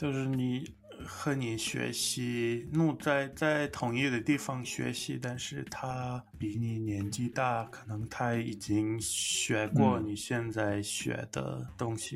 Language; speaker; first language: Chinese; non-native, learner; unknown